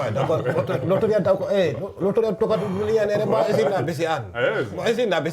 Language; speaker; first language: Basque; non-native, learner; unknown